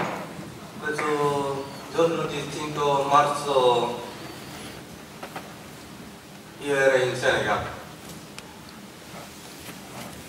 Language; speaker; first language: Italian; non-native, learner; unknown